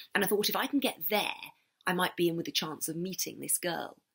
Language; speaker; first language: English; native; English